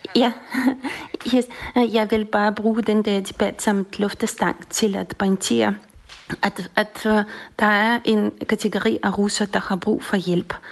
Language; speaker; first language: Danish; non-native, fluent; Russian